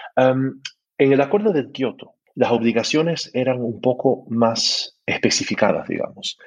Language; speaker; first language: Spanish; early bilingual, heritage; Spanish